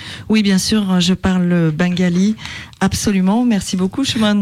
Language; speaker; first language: French; native; French